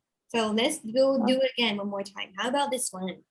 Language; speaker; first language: English; non-native, fluent; Thai